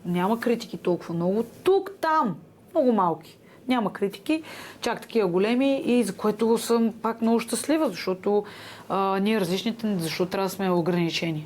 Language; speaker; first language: Bulgarian; native; Bulgarian